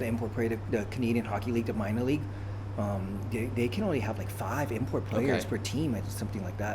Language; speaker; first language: English; early bilingual, other home language; Thai